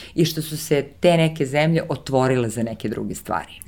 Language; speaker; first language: Serbian; early bilingual, heritage; Serbian